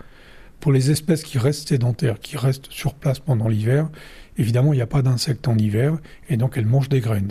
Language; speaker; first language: French; native; French